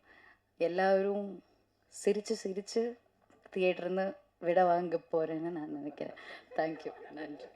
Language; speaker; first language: Tamil; non-native, fluent; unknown